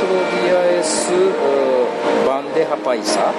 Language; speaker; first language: Spanish; non-native, learner; Japanese